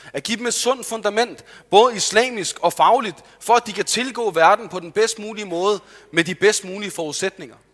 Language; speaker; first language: Danish; early bilingual, other home language; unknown